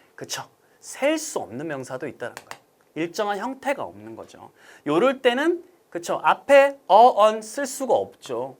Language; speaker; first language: Korean; native; Korean